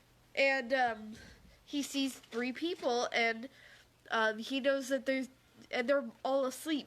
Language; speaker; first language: English; native; English